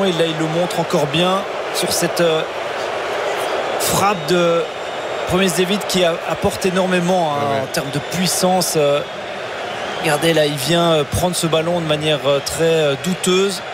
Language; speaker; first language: French; native; French